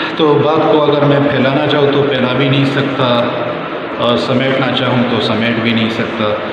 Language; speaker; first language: Urdu; non-native, local second language; Pashto